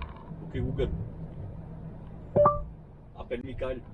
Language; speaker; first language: French; native; French